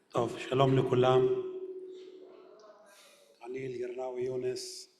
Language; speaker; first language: Hebrew; non-native, local second language; Arabic